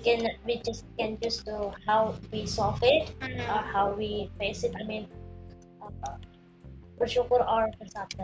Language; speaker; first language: English; non-native, learner; Indonesian